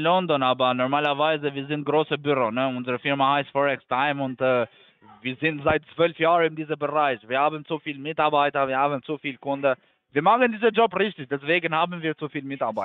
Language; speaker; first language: German; non-native, fluent; Albanian